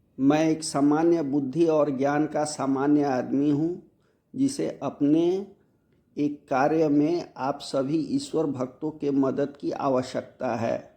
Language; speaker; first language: Hindi; native; Hindi